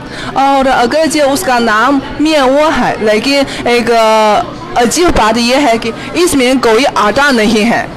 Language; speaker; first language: Hindi; non-native, fluent; Chinese